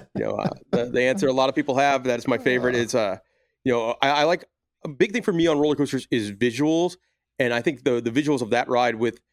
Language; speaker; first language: English; native; English